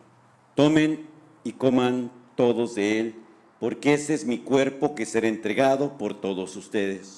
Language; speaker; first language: Spanish; native; Spanish